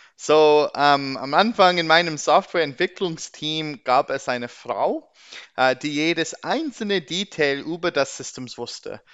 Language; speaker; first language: German; non-native, learner; English